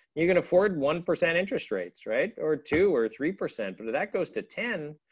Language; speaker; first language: English; native; English